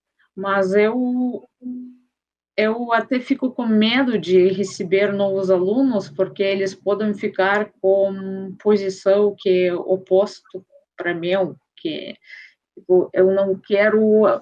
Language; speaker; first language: Portuguese; non-native, fluent; Russian